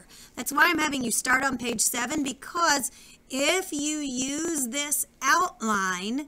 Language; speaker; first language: English; native; English